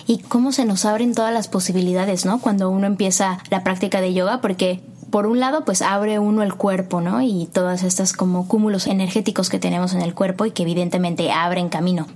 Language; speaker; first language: Spanish; native; Spanish